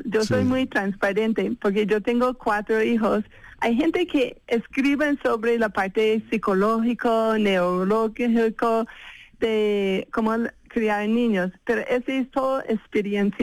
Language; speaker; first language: Spanish; non-native, fluent; English